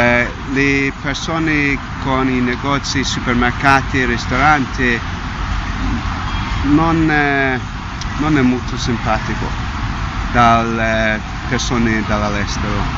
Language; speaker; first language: Italian; non-native, learner; English